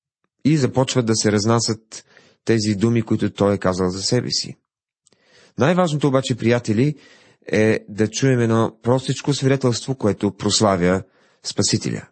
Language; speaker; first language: Bulgarian; native; Bulgarian